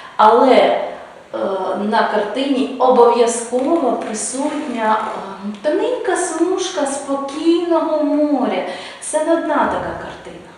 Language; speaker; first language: Ukrainian; native; Ukrainian